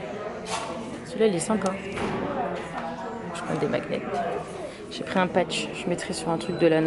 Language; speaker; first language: French; native; French